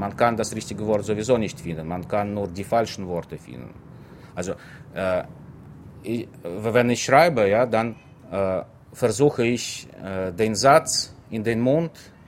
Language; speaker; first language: German; non-native, fluent; Russian